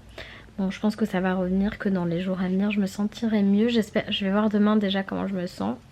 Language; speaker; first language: French; native; French